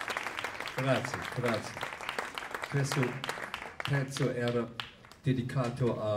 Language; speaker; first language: Italian; non-native, learner; German